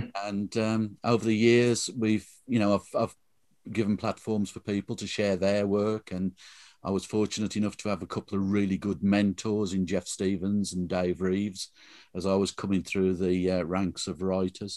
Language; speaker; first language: English; native; English